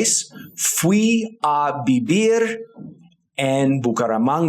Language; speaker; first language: Spanish; non-native, fluent; English